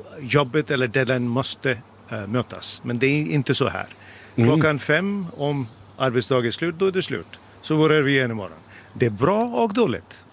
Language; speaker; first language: Swedish; non-native, fluent; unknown